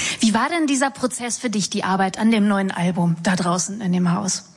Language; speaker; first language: German; native; German